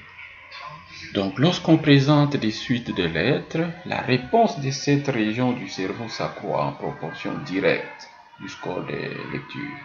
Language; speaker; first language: French; non-native, local second language; Swahili